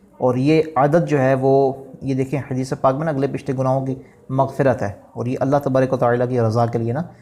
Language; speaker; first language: Urdu; non-native, local second language; Punjabi